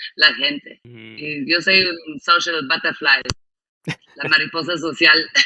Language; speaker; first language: Spanish; non-native, fluent; German